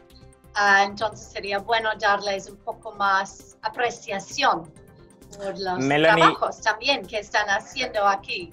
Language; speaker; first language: Spanish; non-native, fluent; English